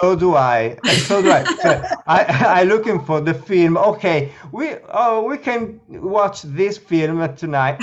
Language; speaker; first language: English; non-native, learner; Italian